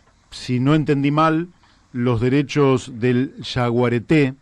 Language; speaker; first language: Spanish; native; Spanish